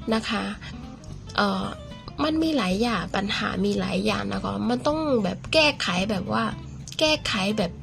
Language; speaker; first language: Thai; non-native, fluent; Burmese